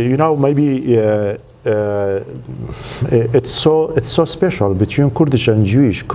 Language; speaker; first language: English; non-native, learner; Central Kurdish